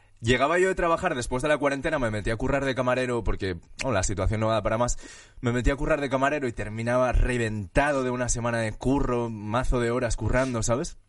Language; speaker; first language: Spanish; early bilingual, other home language; Chinese